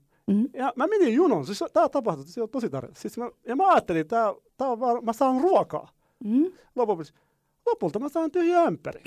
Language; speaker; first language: Finnish; non-native, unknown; Arabic